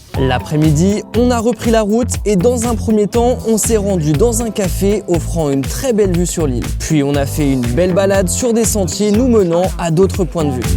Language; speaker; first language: French; native; French